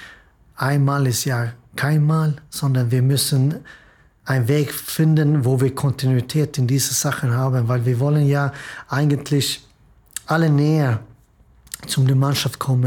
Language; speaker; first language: German; non-native, fluent; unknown